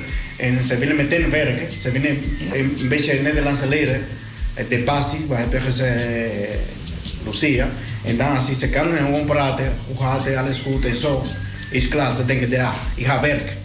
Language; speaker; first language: Dutch; non-native, learner; Spanish